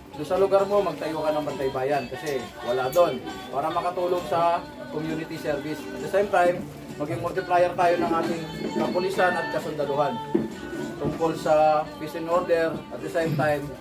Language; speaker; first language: Filipino; native; Filipino